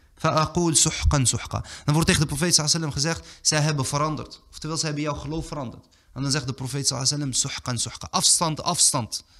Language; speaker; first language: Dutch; early bilingual, other home language; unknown